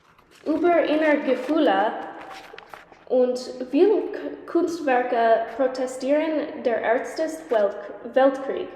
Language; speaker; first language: German; non-native, learner; English